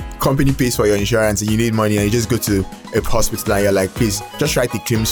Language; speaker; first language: English; non-native, local second language; Igbo